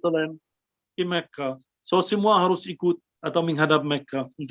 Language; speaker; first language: Indonesian; non-native, fluent; Arabic